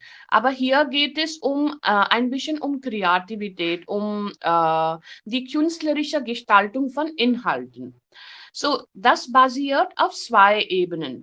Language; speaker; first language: German; non-native, fluent; Hindi